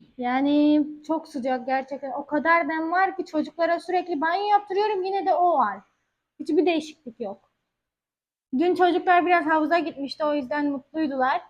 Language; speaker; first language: Turkish; native; Turkish